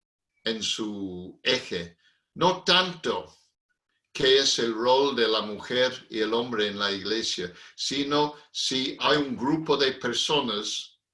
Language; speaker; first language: Spanish; non-native, fluent; English